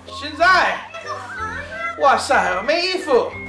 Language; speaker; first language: Chinese; non-native, learner; English